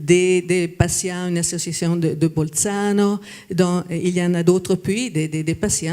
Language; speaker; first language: French; non-native, fluent; Italian